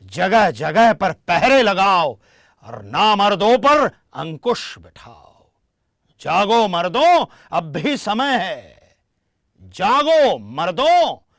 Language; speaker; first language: Hindi; non-native, local second language; Marathi